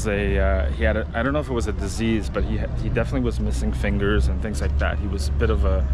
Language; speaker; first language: English; native; English